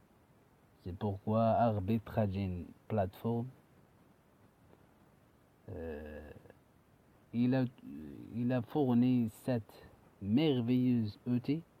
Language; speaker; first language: French; non-native, learner; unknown